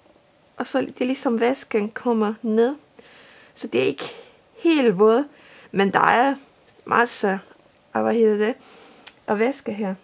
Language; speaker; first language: Danish; non-native, fluent; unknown